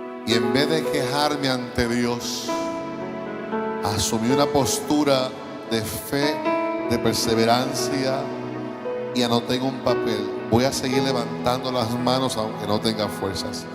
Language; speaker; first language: Spanish; native; Spanish